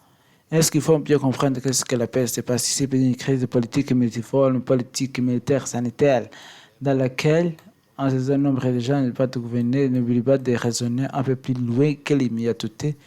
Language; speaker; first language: French; non-native, learner; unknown